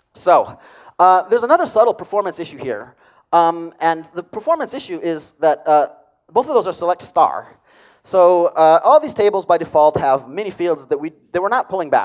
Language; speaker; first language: English; native; English